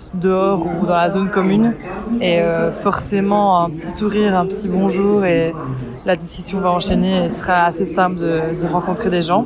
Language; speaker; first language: French; native; French